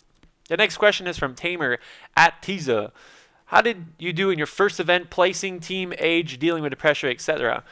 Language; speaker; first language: English; native; English